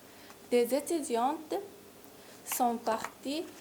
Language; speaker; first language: French; non-native, fluent; Japanese